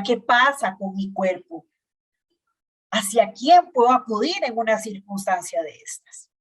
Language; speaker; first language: Spanish; native; Spanish